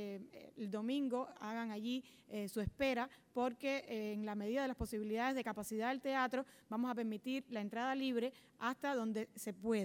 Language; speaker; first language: Spanish; native; Spanish